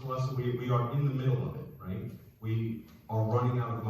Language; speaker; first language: English; native; English